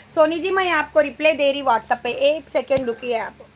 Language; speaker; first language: Hindi; non-native, local second language; Telugu